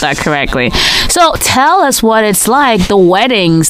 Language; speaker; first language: English; non-native, local second language; Yoruba